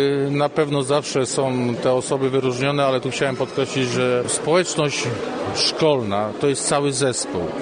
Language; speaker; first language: Polish; native; Polish